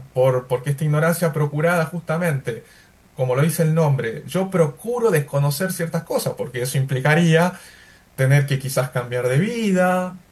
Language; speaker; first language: Spanish; native; Spanish